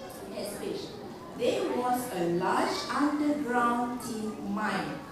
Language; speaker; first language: English; non-native, local second language; Malay